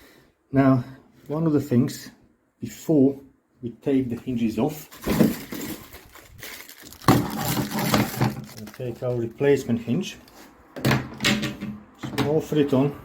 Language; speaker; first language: English; non-native, fluent; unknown